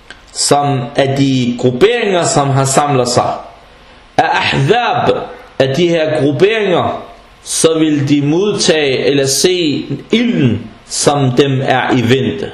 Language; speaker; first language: Danish; non-native, fluent; Arabic